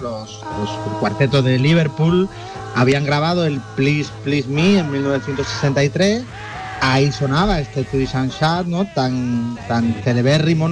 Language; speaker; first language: Spanish; native; Spanish